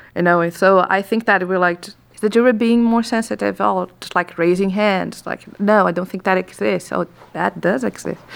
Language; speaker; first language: English; non-native, fluent; Portuguese